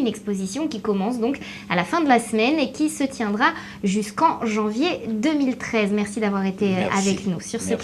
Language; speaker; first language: French; native; French